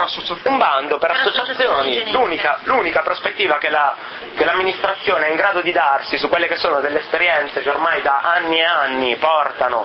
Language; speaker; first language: Italian; native; Italian